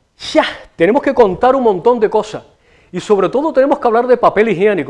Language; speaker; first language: Spanish; native; Spanish